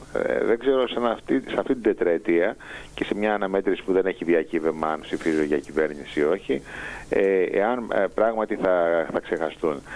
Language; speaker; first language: Greek; native; Greek